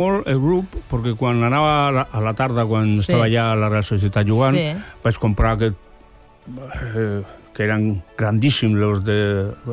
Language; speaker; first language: Catalan; native; Catalan